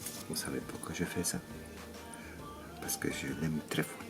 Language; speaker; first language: French; non-native, learner; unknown